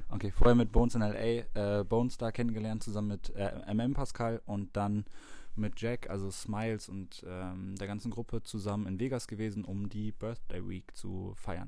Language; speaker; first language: German; native; German